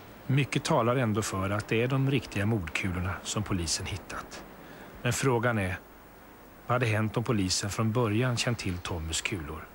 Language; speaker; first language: Swedish; native; Swedish